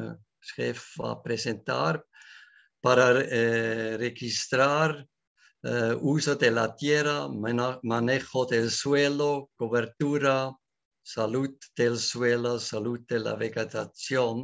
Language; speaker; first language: Spanish; non-native, learner; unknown